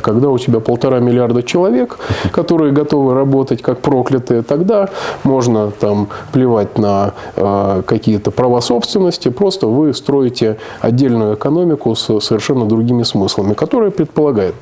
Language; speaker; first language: Russian; native; Russian